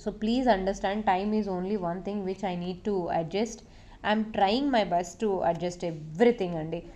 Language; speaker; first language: English; non-native, local second language; Telugu